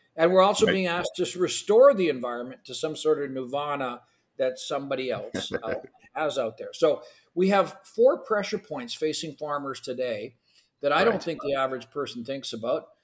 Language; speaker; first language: English; non-native, fluent; Ukrainian